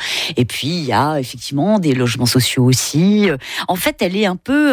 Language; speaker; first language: French; native; French